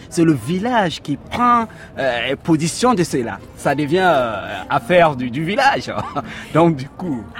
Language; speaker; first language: French; non-native, local second language; Bambara